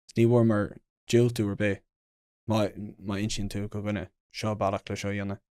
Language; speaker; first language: Irish; non-native, local second language; English